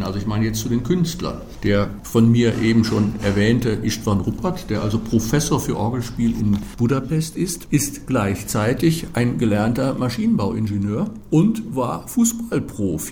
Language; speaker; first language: German; native; German